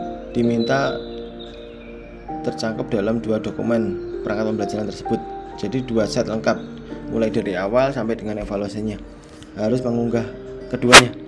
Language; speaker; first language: Indonesian; native; Indonesian